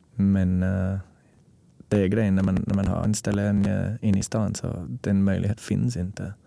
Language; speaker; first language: Swedish; non-native, fluent; English